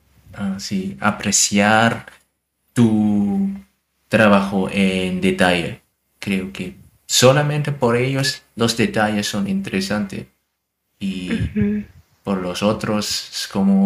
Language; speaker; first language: Spanish; non-native, learner; German